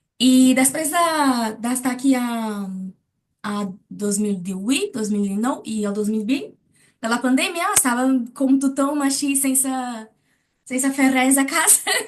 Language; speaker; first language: Catalan; non-native, learner; Portuguese